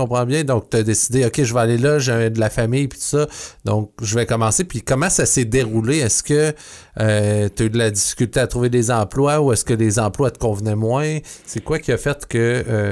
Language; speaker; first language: French; native; French